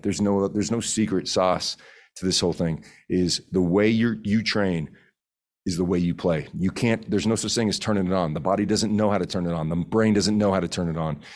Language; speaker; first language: English; early bilingual, other home language; Spanish